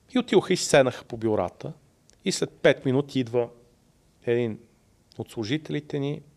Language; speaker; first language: Bulgarian; native; Bulgarian